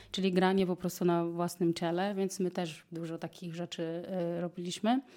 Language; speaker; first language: Polish; non-native, fluent; Portuguese